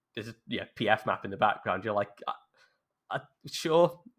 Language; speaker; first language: English; native; English